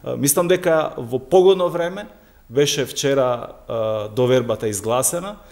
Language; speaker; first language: Macedonian; non-native, local second language; Albanian